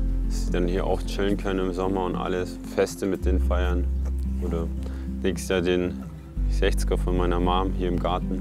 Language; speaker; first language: German; early bilingual, other home language; Polish